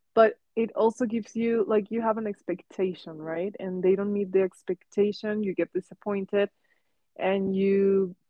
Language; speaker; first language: English; non-native, fluent; Spanish